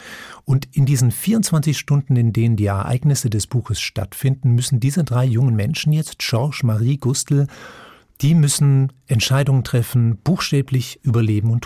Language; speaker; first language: German; native; German